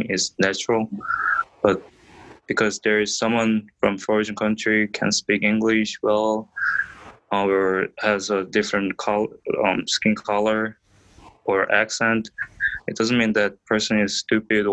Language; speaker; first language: English; non-native, learner; Korean